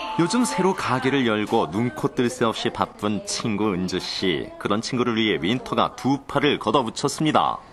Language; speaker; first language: Korean; native; Korean